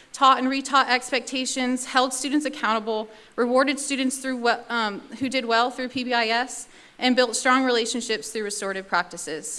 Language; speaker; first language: English; native; English